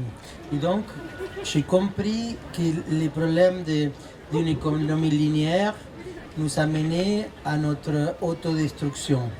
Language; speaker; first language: French; non-native, fluent; Spanish